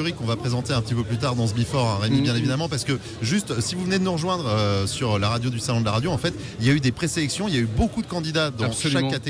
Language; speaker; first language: French; native; French